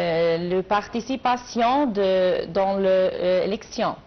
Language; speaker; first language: French; non-native, learner; Arabic